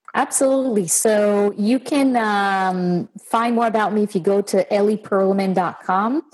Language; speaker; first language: English; non-native, fluent; Hebrew